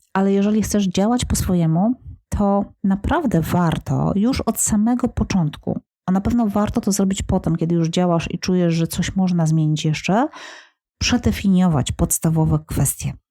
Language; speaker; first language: Polish; native; Polish